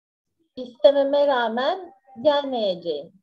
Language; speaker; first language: Turkish; native; Turkish